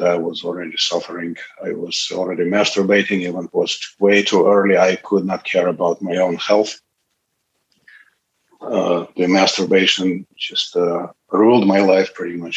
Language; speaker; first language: English; non-native, fluent; Russian